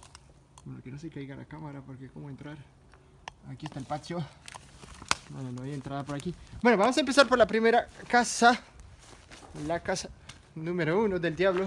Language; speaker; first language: Spanish; non-native, fluent; French